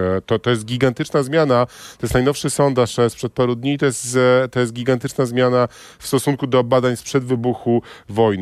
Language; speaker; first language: Polish; native; Polish